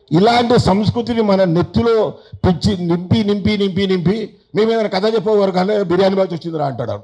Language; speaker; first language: Telugu; native; Telugu